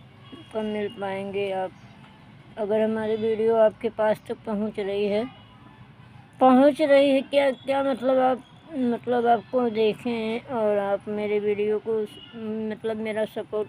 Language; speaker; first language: Hindi; non-native, local second language; Bhojpuri